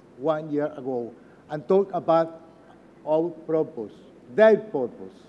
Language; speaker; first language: English; non-native, learner; Spanish